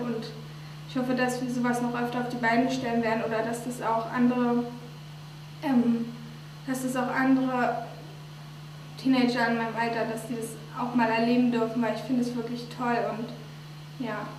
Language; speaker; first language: German; native; German